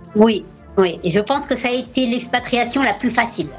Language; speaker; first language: French; native; French